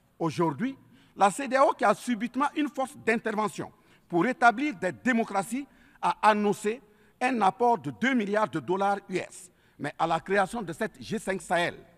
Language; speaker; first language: French; native; French